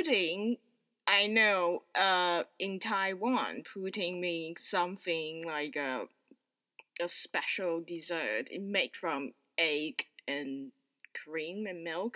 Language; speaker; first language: English; non-native, fluent; Chinese